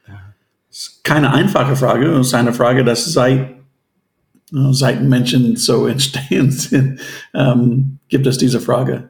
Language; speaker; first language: German; non-native, fluent; English